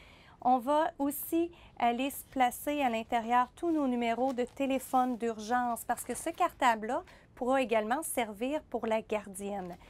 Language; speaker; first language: French; native; French